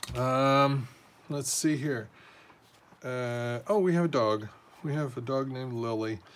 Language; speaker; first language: English; native; English